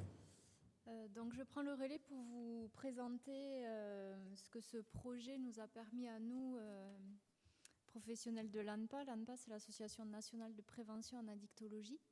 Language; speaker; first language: French; native; French